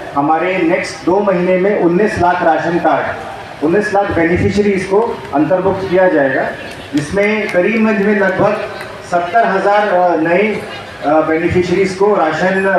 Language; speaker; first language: Hindi; non-native, local second language; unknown